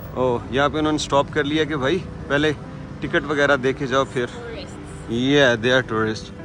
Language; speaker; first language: Urdu; native; Urdu